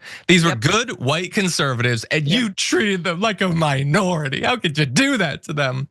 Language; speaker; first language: English; native; English